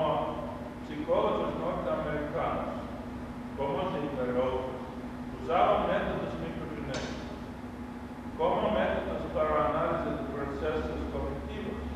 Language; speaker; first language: Portuguese; non-native, learner; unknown